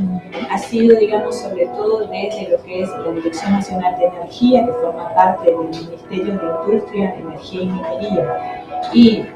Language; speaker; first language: Spanish; native; Spanish